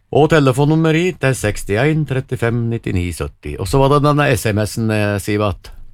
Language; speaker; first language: Norwegian; native; Norwegian